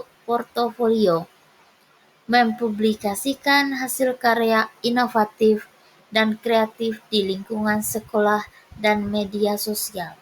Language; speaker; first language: Indonesian; native; Indonesian